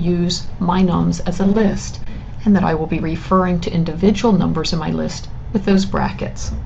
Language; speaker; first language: English; native; English